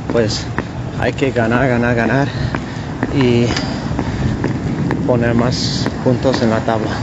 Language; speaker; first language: Spanish; non-native, learner; English